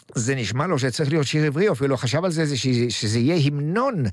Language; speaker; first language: Hebrew; native; Hebrew